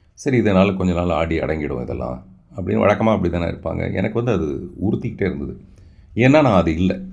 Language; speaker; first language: Tamil; non-native, local second language; Telugu